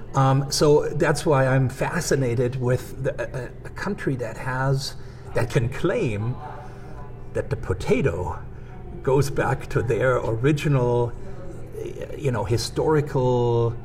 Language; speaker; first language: English; non-native, fluent; German